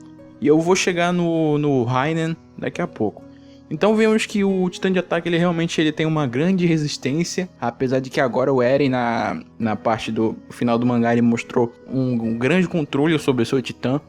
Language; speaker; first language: Portuguese; native; Portuguese